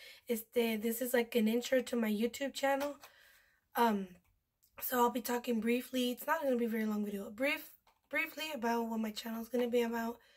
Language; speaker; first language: English; early bilingual, other home language; Spanish